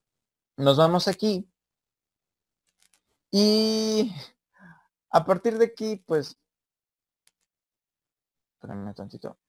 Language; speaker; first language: Spanish; native; Spanish